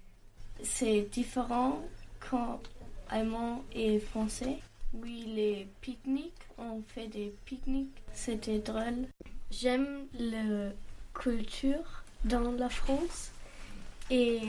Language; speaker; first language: French; non-native, learner; German